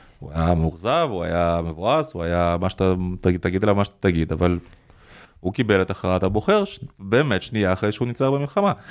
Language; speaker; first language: Hebrew; early bilingual, other home language; Russian